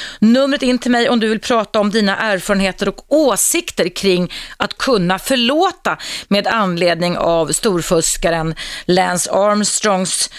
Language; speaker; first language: Swedish; native; Swedish